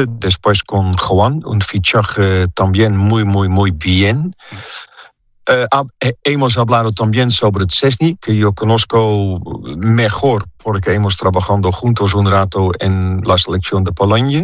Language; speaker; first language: Spanish; non-native, fluent; Dutch